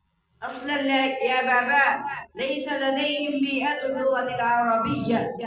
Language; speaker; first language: Arabic; non-native, learner; Urdu